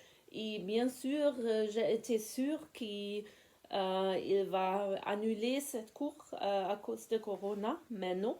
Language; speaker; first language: French; non-native, fluent; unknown